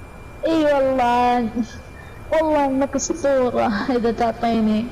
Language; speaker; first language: Arabic; native; Arabic